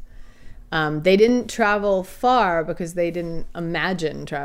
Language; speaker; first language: English; native; English